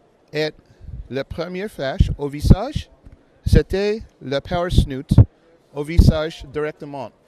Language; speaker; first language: French; non-native, learner; English